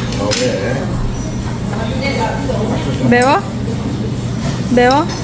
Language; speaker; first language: Korean; non-native, learner; Thai